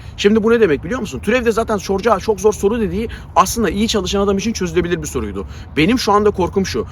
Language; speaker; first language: Turkish; native; Turkish